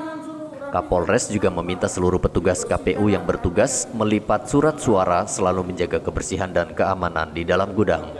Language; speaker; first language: Indonesian; native; Indonesian